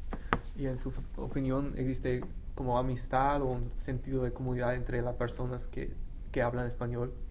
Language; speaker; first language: Spanish; non-native, fluent; English